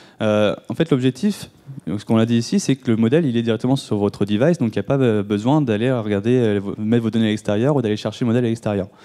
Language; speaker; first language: French; native; French